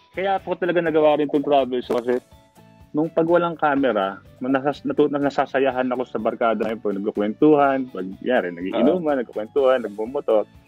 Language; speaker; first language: Filipino; native; Filipino